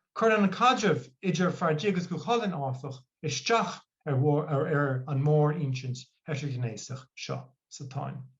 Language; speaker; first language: Irish; non-native, local second language; English